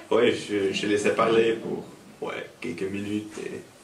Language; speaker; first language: French; non-native, learner; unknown